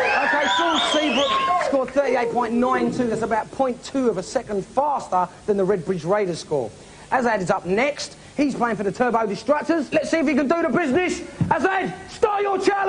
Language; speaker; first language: English; native; English